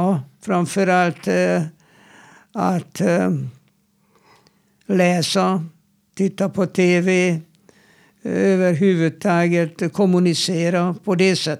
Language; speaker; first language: Swedish; non-native, fluent; Hungarian